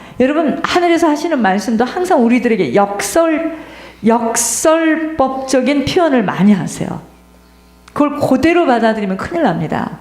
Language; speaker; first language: Korean; native; Korean